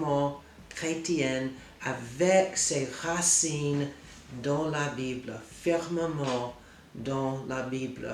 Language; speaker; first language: French; non-native, fluent; English